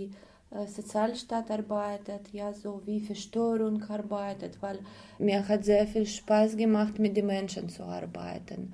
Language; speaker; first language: German; non-native, learner; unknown